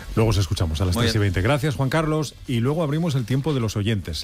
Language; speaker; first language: Spanish; native; Spanish